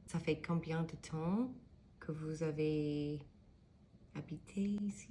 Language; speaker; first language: French; non-native, learner; English